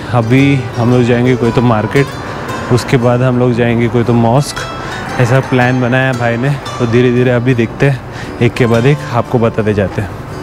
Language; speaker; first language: Hindi; native; Hindi